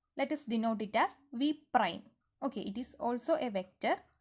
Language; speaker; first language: English; non-native, local second language; Malayalam